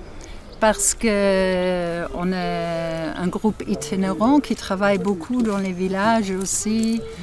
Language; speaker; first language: French; non-native, fluent; German